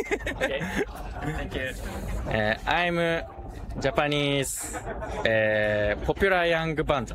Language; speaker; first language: English; non-native, learner; Japanese